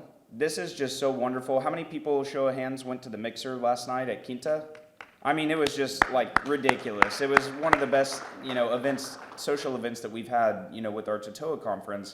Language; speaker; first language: English; native; English